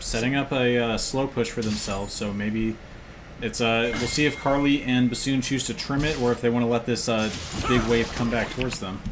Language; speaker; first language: English; native; English